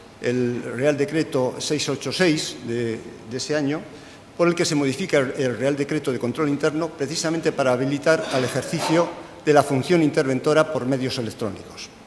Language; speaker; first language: Spanish; native; Spanish